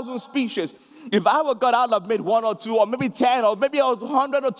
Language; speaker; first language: English; non-native, local second language; Yoruba